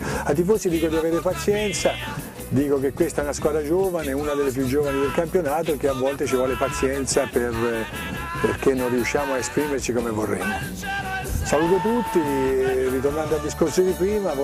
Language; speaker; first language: Italian; native; Italian